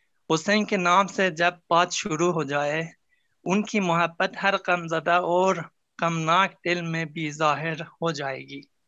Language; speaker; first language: Urdu; non-native, fluent; Azerbaijani